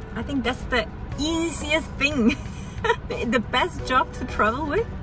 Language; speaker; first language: English; non-native, fluent; German